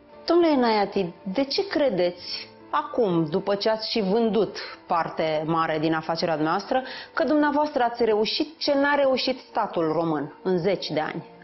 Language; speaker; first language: Romanian; native; Romanian